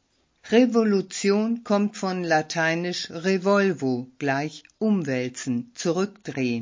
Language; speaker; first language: German; native; German